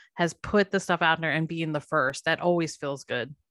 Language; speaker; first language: English; native; English